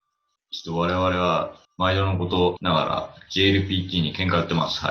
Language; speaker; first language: Japanese; native; Japanese